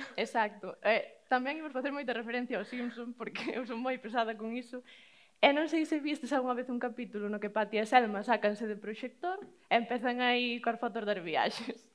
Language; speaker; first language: Galician; native; Galician